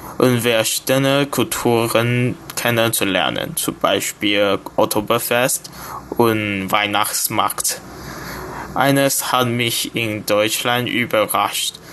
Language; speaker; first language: German; non-native, learner; Chinese